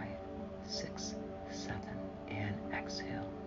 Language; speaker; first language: English; native; English